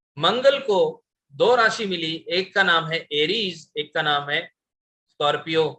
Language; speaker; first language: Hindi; non-native, local second language; Bangla